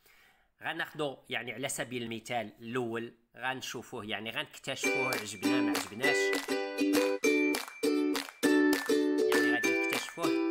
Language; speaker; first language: Arabic; native; Arabic